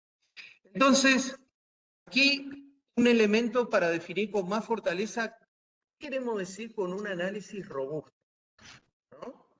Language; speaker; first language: Spanish; native; Spanish